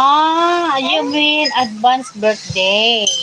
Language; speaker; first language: English; non-native, learner; Filipino